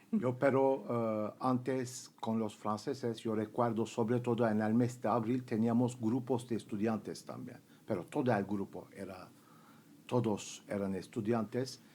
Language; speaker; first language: Spanish; non-native, fluent; Turkish